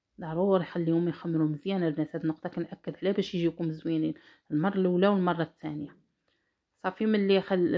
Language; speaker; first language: Arabic; native; Arabic